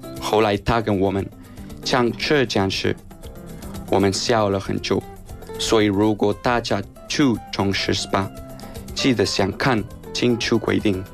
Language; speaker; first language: Chinese; non-native, learner; Spanish